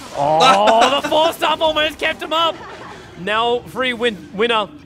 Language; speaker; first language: English; native; English